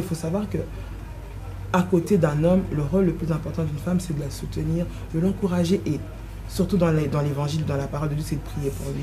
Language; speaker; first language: French; non-native, local second language; Lingala